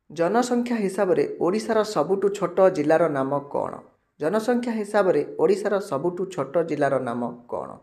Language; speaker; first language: Odia; native; Odia